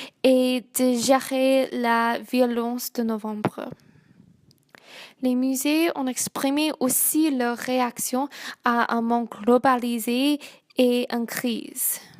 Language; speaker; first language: French; non-native, learner; English